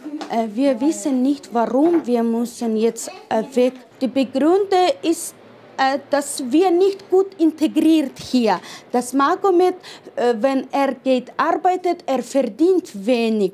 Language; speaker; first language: German; non-native, learner; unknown